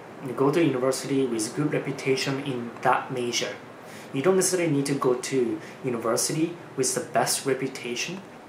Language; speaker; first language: English; non-native, fluent; Japanese